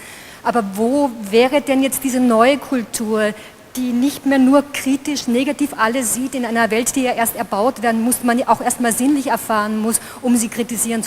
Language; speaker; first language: German; native; German